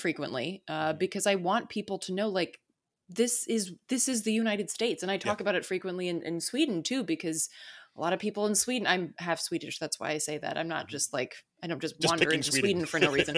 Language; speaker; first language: English; native; English